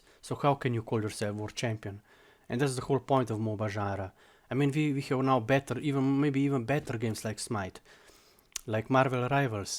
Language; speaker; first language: English; non-native, fluent; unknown